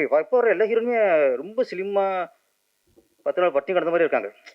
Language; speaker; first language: Tamil; native; Tamil